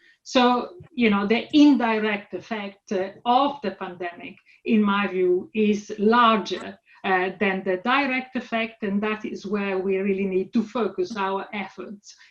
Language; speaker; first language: English; non-native, fluent; Italian